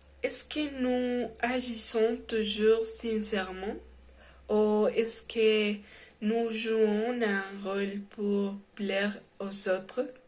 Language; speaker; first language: French; non-native, learner; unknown